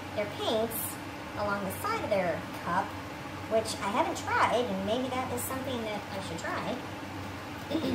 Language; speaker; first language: English; native; English